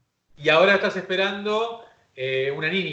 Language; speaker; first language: Spanish; native; Spanish